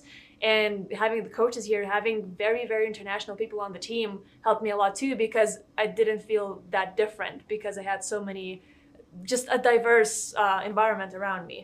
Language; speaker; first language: English; non-native, fluent; Lithuanian